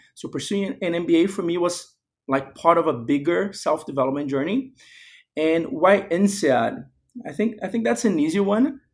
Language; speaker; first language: English; non-native, fluent; Portuguese